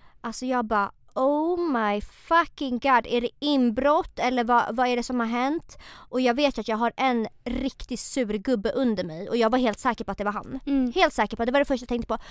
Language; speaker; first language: Swedish; native; Swedish